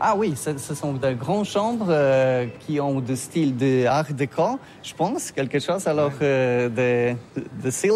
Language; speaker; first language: French; non-native, learner; Polish